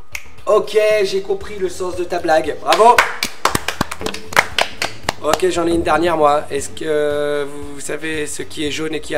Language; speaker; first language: French; native; French